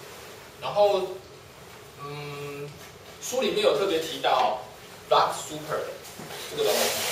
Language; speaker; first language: Chinese; native; Chinese